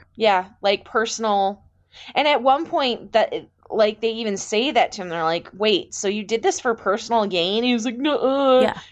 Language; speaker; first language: English; native; English